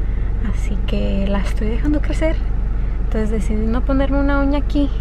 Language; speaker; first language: Spanish; early bilingual, heritage; Spanish